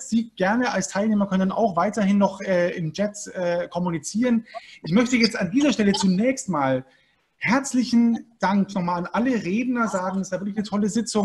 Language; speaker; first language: German; native; German